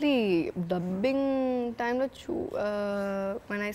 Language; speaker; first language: Telugu; non-native, fluent; Malayalam